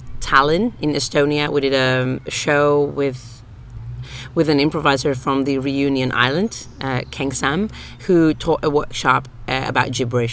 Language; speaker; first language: English; non-native, fluent; Finnish